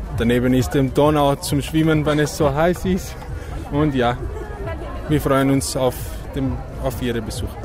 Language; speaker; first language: German; non-native, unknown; Portuguese